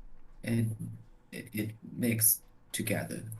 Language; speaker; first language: English; non-native, learner; Chinese